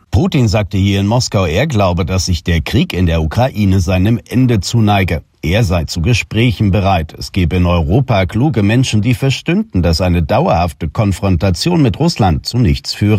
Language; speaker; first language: German; native; German